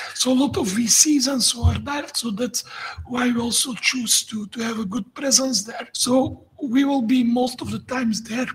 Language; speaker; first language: English; non-native, fluent; Dutch